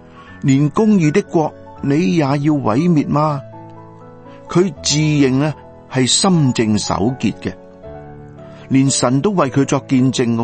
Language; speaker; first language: Chinese; non-native, local second language; Cantonese